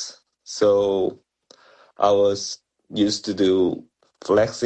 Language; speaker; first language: English; non-native, learner; Korean